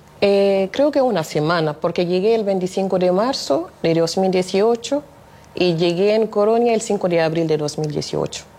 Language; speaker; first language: Spanish; non-native, fluent; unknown